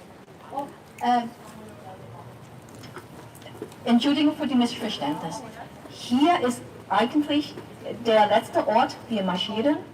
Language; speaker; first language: German; non-native, fluent; Cantonese